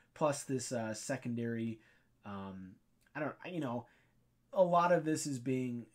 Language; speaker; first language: English; native; English